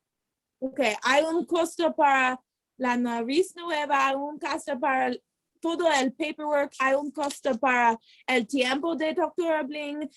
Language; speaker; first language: Spanish; non-native, learner; English